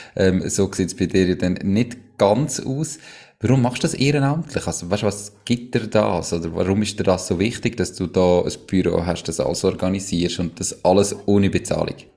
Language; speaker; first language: German; native; German